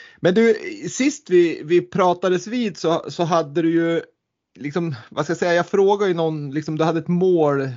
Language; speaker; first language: Swedish; native; Swedish